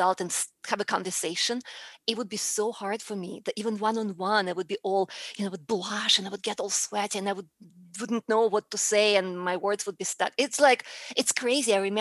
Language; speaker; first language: English; non-native, fluent; Russian